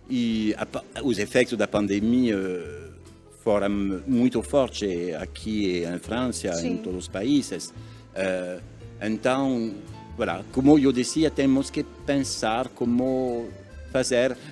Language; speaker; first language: Portuguese; non-native, learner; French